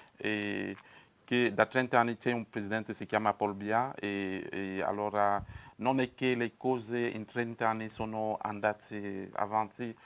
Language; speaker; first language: Italian; non-native, fluent; French